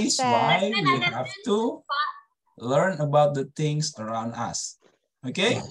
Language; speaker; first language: English; non-native, fluent; Indonesian